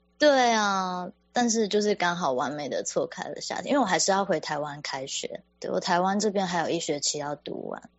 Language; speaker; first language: Chinese; native; Chinese